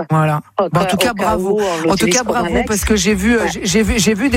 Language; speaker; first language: French; native; French